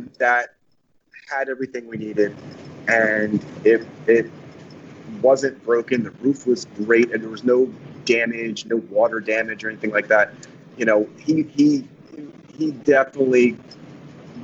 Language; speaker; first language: English; native; English